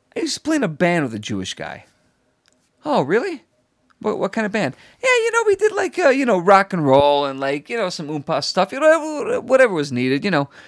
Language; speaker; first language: English; native; English